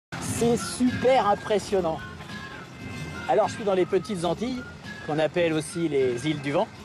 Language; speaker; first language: French; native; French